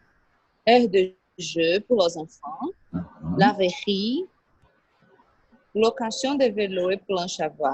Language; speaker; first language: French; non-native, learner; Portuguese